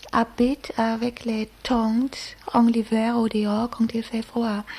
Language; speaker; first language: French; non-native, learner; German